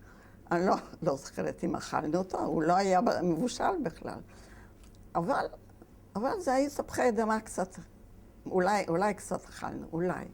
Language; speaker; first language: Hebrew; non-native, fluent; Polish